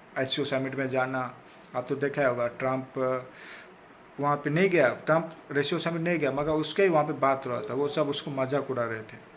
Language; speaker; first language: Hindi; non-native, local second language; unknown